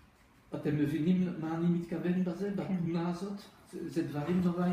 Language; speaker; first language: Hebrew; non-native, fluent; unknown